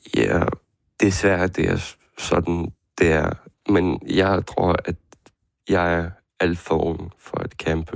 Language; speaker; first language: Danish; non-native, learner; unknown